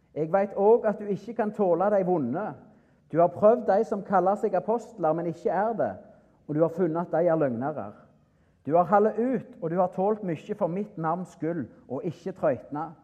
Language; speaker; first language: Norwegian; native; Norwegian